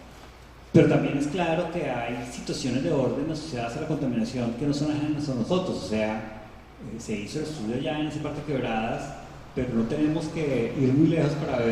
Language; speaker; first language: Spanish; native; Spanish